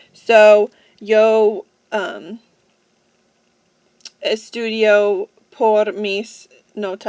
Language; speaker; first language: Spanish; non-native, fluent; English